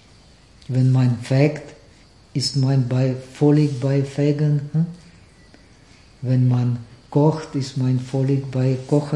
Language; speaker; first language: German; non-native, fluent; Czech